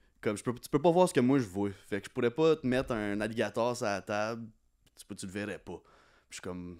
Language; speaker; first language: French; native; French